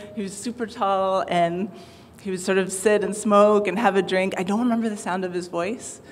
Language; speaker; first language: English; native; English